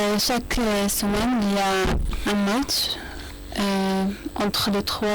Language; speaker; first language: French; non-native, learner; Arabic